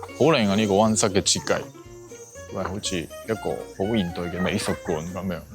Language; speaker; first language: Cantonese; non-native, fluent; Japanese